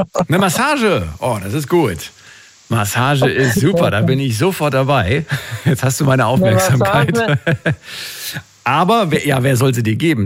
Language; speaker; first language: German; native; German